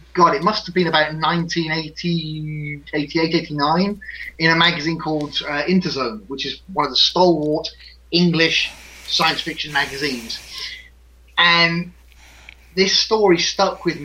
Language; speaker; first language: English; native; English